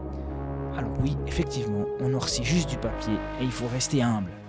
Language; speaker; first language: French; native; French